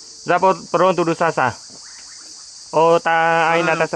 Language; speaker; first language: Portuguese; non-native, learner; Vietnamese